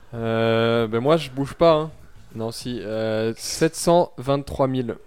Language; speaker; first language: French; native; French